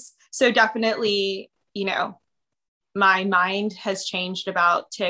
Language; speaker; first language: English; native; English